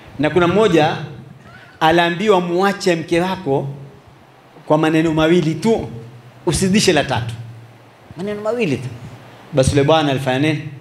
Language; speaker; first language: Swahili; native; Swahili